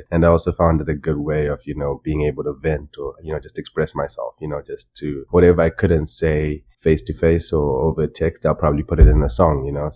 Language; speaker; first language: English; non-native, local second language; Shona